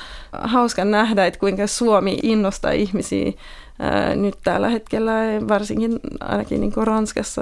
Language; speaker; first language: Finnish; non-native, fluent; French